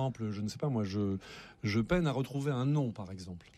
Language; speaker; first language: French; native; French